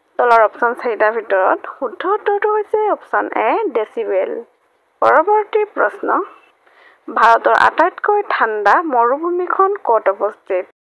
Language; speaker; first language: Assamese; native; Assamese